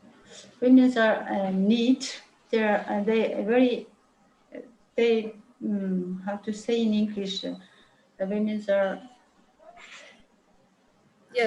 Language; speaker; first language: English; non-native, learner; Mongolian